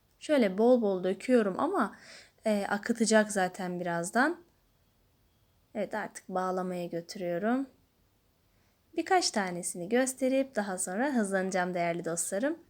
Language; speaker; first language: Turkish; native; Turkish